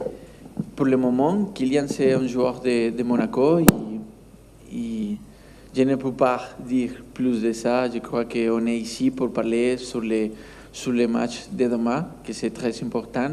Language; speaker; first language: French; non-native, learner; Spanish